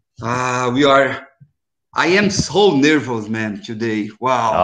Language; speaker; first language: English; non-native, learner; Portuguese